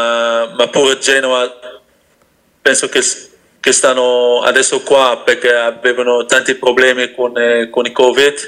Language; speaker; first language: Italian; non-native, fluent; Dutch